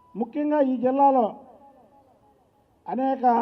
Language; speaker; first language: Telugu; native; Telugu